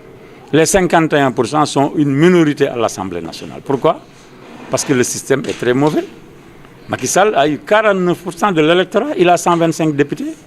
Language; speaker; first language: French; non-native, local second language; Wolof